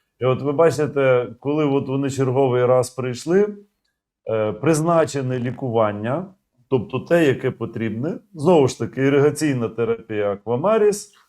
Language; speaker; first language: Ukrainian; native; Ukrainian